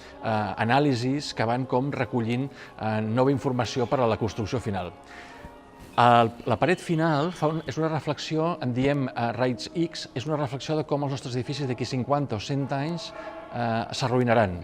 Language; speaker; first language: Catalan; native; Catalan